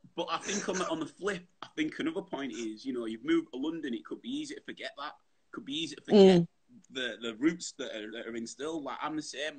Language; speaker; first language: English; native; English